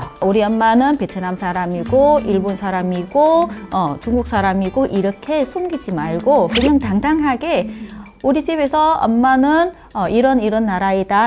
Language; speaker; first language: Korean; non-native, learner; Vietnamese